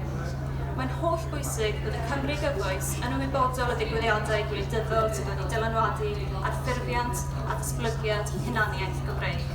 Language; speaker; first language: Welsh; native; Welsh